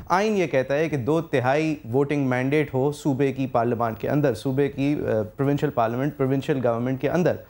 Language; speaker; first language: Urdu; native; Urdu